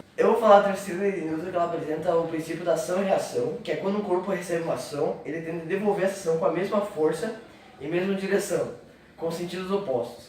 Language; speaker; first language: Portuguese; native; Portuguese